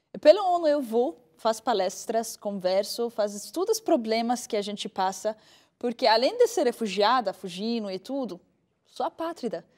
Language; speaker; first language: Portuguese; non-native, fluent; Arabic